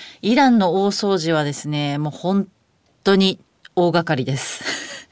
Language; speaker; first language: Japanese; native; Japanese